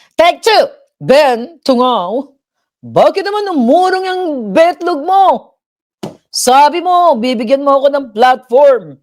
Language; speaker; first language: Filipino; non-native, local second language; Hiligaynon